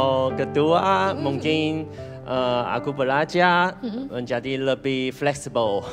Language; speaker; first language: Indonesian; non-native, fluent; Chinese